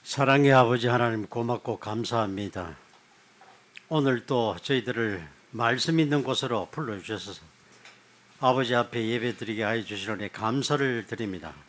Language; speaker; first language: Korean; native; Korean